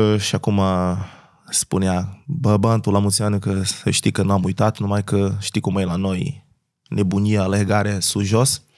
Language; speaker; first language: Romanian; non-native, fluent; Portuguese